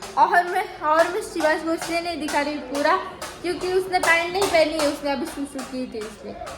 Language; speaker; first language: Hindi; non-native, local second language; Marathi